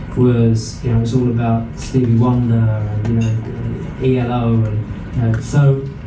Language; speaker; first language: English; native; English